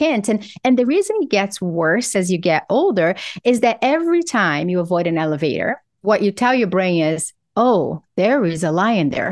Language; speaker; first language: English; non-native, fluent; Portuguese